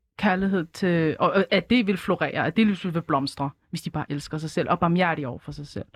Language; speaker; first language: Danish; early bilingual, other home language; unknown